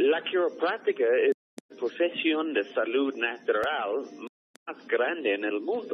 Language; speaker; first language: Spanish; non-native, fluent; English